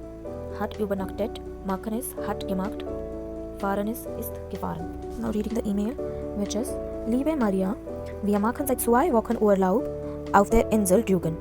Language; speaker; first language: German; non-native, fluent; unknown